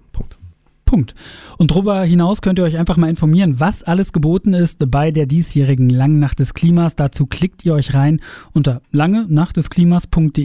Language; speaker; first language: German; native; German